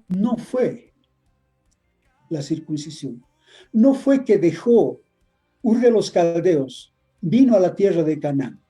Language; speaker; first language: Spanish; native; Spanish